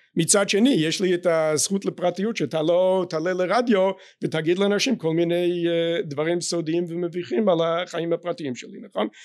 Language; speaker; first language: Hebrew; non-native, fluent; English